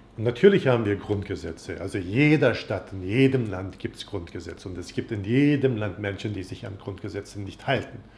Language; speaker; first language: German; non-native, fluent; Turkish